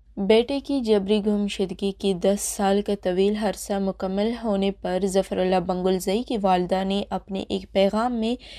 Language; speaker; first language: Urdu; non-native, local second language; Baluchi